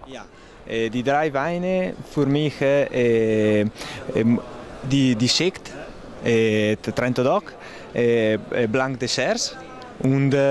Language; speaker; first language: German; non-native, learner; Italian